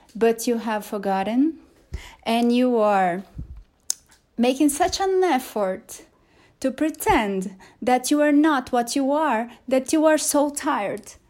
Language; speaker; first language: English; non-native, fluent; Portuguese